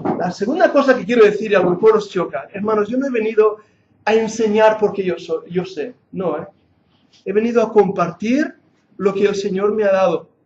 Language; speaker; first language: Spanish; non-native, fluent; English